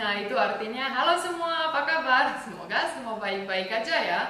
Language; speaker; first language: Indonesian; non-native, fluent; Romanian